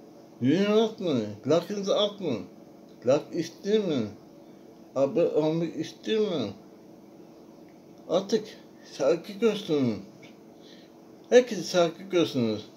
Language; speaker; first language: Turkish; non-native, learner; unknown